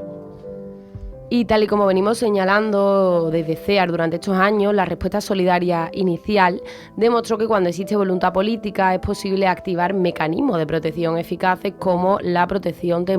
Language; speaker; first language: Spanish; native; Spanish